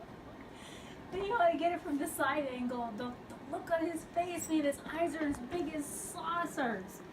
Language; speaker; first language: English; native; English